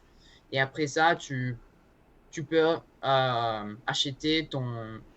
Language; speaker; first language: French; non-native, learner; Spanish